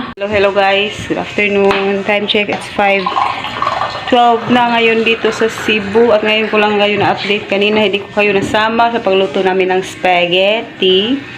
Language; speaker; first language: Filipino; non-native, local second language; Cebuano